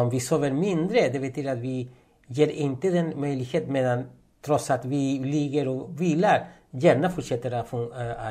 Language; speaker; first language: Swedish; non-native, fluent; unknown